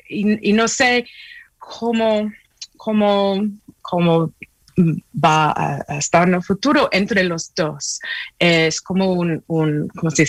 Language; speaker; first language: Spanish; non-native, fluent; English